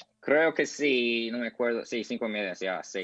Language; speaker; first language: Spanish; non-native, learner; English